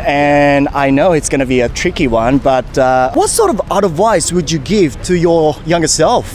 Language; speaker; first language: English; non-native, fluent; Japanese